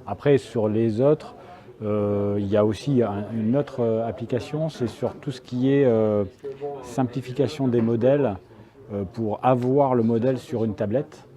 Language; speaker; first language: French; native; French